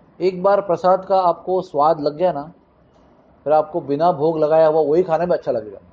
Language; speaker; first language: Hindi; non-native, local second language; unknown